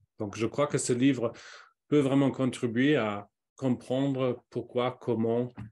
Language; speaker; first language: French; non-native, fluent; German